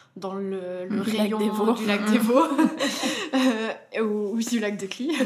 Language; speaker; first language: French; native; French